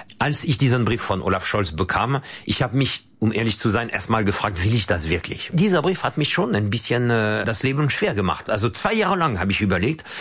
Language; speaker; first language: German; non-native, fluent; French